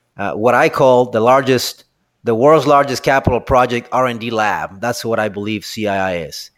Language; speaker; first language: English; non-native, fluent; Spanish